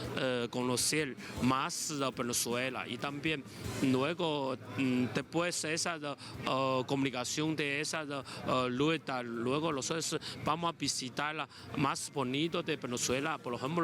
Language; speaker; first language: Spanish; non-native, learner; Chinese